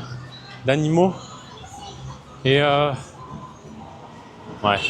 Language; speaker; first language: French; native; French